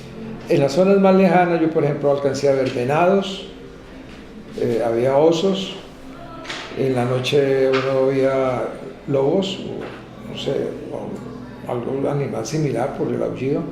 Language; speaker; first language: Spanish; native; Spanish